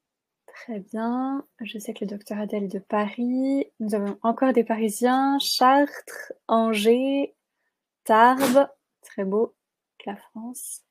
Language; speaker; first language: French; native; French